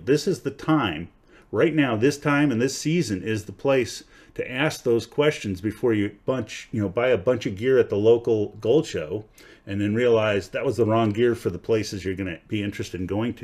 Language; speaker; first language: English; native; English